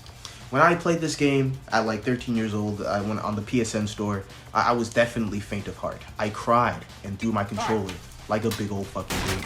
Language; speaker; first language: English; native; English